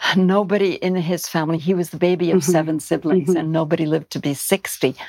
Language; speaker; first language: English; native; English